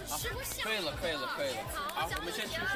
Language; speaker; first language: Chinese; non-native, fluent; English